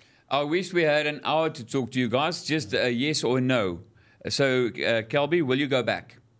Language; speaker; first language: English; non-native, local second language; Afrikaans